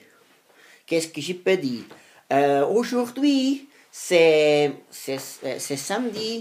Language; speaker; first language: French; non-native, learner; Spanish